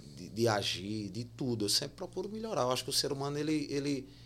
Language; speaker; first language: Portuguese; native; Portuguese